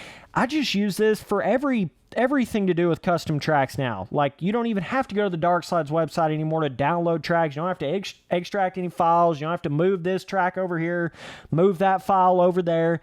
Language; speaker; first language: English; native; English